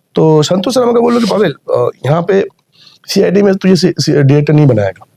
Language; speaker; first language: Hindi; non-native, local second language; Bangla